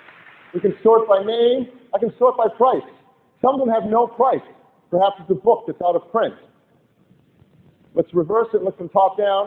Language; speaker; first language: English; native; English